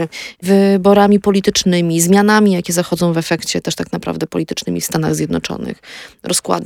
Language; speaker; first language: Polish; native; Polish